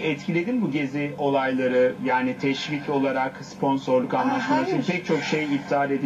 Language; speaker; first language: Turkish; native; Turkish